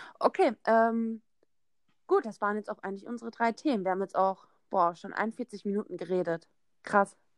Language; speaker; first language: German; native; German